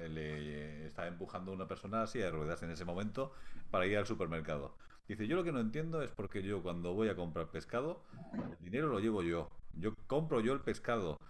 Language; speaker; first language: Spanish; native; Spanish